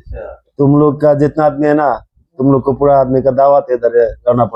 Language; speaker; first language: Hindi; non-native, learner; Bangla